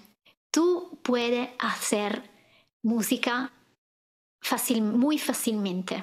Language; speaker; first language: Spanish; non-native, fluent; Italian